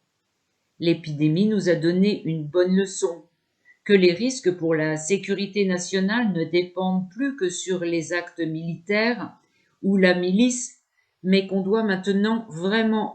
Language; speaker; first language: French; non-native, local second language; Arabic